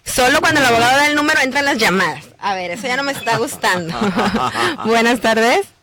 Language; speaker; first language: Spanish; native; Spanish